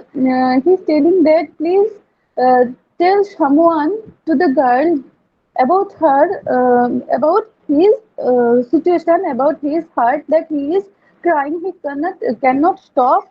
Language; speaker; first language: English; non-native, learner; Bangla